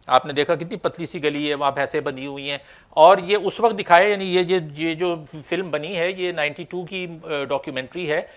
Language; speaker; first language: Urdu; native; Urdu